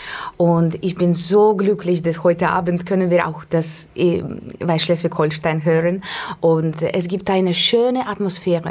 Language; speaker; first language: German; non-native, learner; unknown